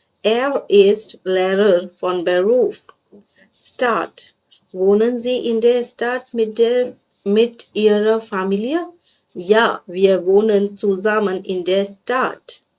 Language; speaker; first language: German; non-native, fluent; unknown